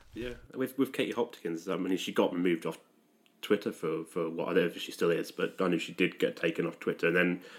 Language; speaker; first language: English; native; English